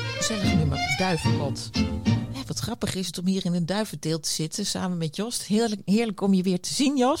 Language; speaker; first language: Dutch; native; Dutch